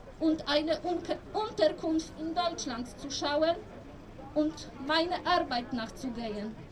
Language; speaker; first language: German; non-native, fluent; Polish